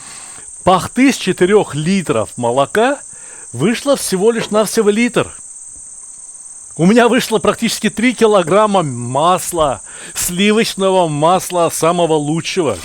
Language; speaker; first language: Russian; native; Russian